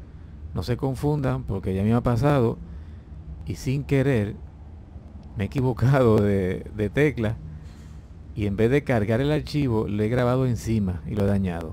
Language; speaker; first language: Spanish; native; Spanish